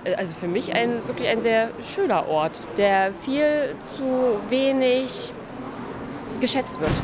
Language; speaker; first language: German; native; German